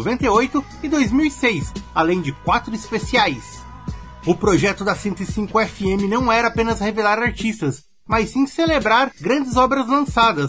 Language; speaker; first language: Portuguese; native; Portuguese